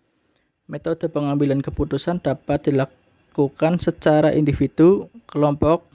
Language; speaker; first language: Indonesian; native; Indonesian